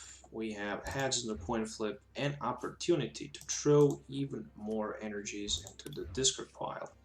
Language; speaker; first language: English; non-native, fluent; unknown